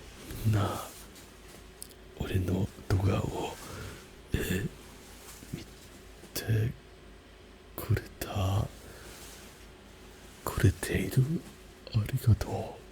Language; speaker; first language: Japanese; non-native, learner; German